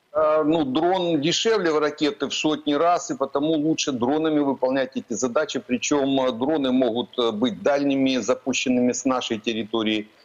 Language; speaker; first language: Russian; native; Russian